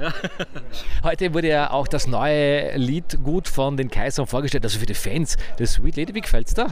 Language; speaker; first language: German; native; German